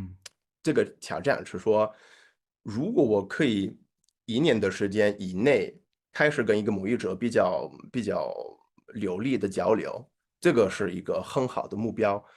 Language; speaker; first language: Chinese; non-native, fluent; English